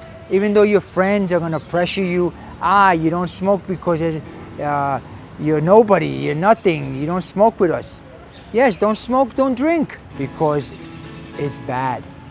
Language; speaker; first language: English; early bilingual, other home language; Spanish